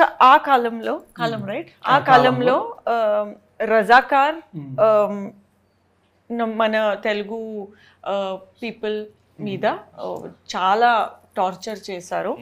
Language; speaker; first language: Telugu; non-native, fluent; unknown